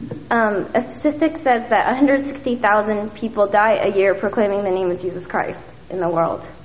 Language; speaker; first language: English; early bilingual, other home language; Min Nan Chinese